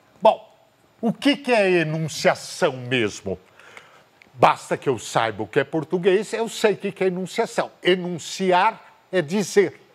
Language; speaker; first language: Portuguese; native; Portuguese